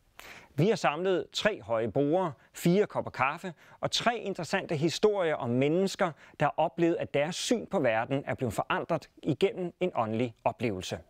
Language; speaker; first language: Danish; native; Danish